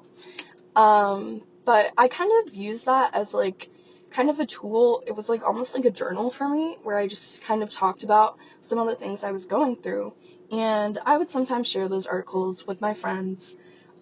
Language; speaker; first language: English; native; English